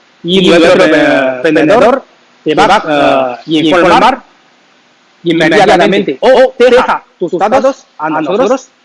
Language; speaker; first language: Spanish; non-native, learner; Chinese